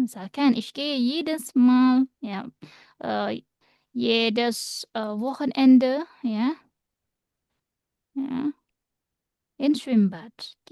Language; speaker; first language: German; non-native, fluent; Indonesian